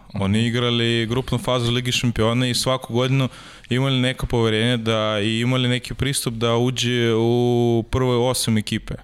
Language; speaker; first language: Serbian; non-native, learner; Russian